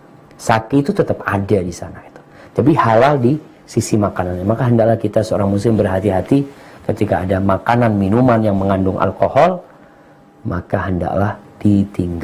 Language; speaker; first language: Indonesian; native; Indonesian